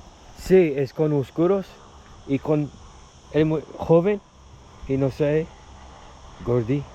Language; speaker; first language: Spanish; non-native, learner; English